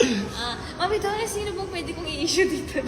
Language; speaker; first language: Filipino; native; Filipino